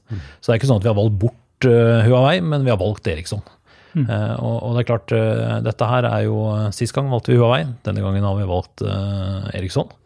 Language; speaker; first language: Norwegian; native; Norwegian